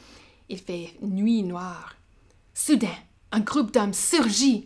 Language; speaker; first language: French; native; French